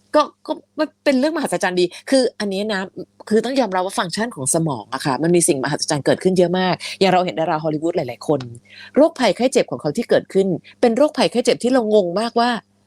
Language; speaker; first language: Thai; native; Thai